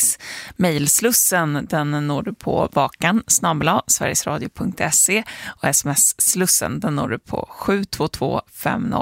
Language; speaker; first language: Swedish; native; Swedish